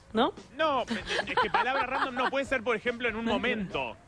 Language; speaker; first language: Spanish; native; Spanish